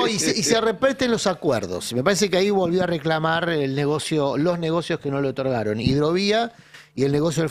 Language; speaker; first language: Spanish; native; Spanish